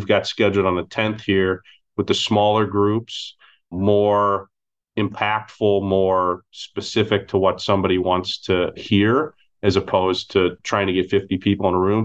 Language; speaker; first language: English; native; English